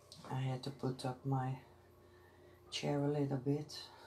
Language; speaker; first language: English; non-native, fluent; Dutch